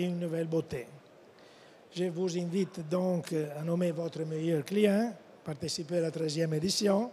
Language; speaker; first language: French; non-native, fluent; Italian